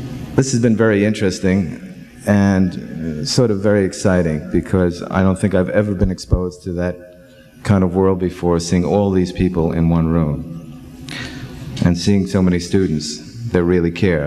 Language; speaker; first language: English; native; English